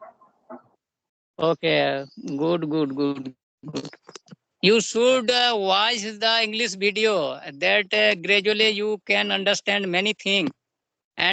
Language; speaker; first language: English; non-native, learner; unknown